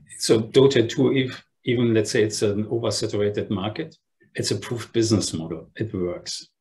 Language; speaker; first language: English; non-native, fluent; German